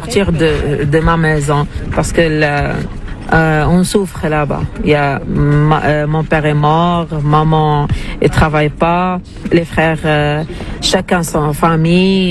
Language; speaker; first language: French; non-native, local second language; Arabic